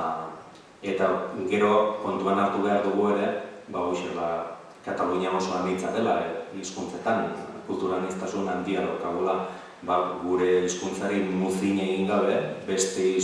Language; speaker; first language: Basque; non-native, fluent; Catalan